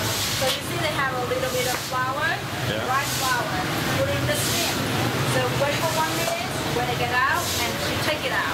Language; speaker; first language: English; non-native, learner; Vietnamese